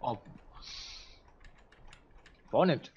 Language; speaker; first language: Danish; native; Danish